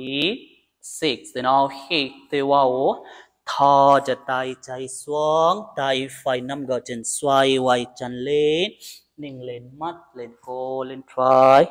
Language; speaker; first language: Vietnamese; non-native, learner; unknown